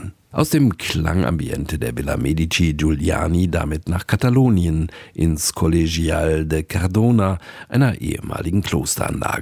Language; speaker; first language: German; native; German